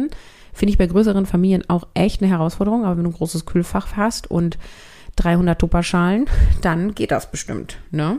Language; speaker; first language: German; native; German